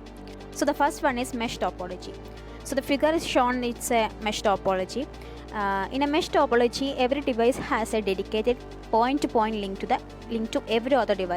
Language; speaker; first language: English; non-native, local second language; Malayalam